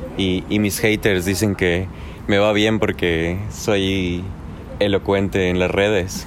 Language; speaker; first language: Spanish; native; Spanish